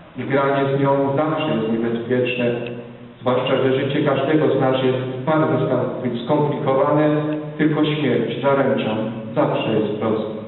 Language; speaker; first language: Polish; native; Polish